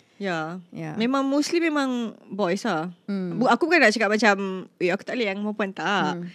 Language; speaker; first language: Malay; non-native, local second language; English